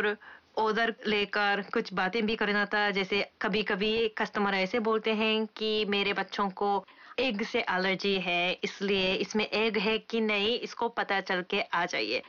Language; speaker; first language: Hindi; non-native, fluent; Japanese